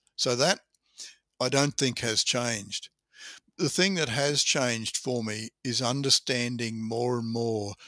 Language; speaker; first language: English; native; English